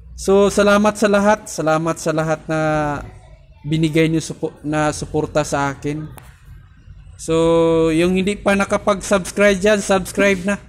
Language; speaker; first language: Filipino; non-native, local second language; Cebuano